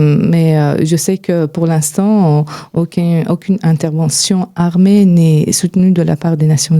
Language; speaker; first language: French; non-native, fluent; Persian